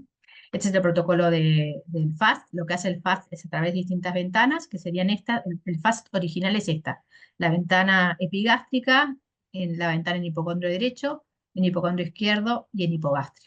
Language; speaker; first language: Spanish; native; Spanish